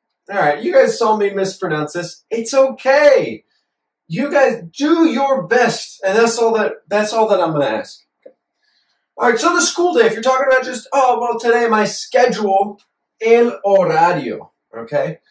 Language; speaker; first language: English; native; English